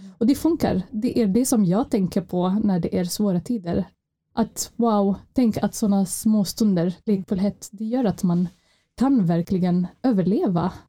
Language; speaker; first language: Swedish; non-native, fluent; Arabic